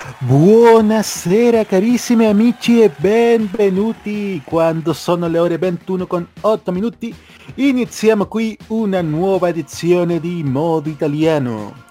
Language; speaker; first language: Italian; non-native, fluent; Spanish